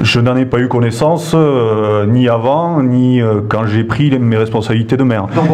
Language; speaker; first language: French; native; French